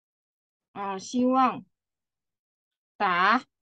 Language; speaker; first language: Chinese; non-native, fluent; Vietnamese